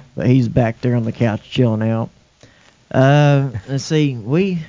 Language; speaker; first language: English; native; English